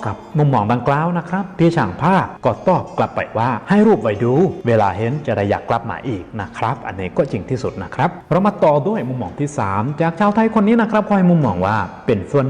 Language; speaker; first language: Thai; native; Thai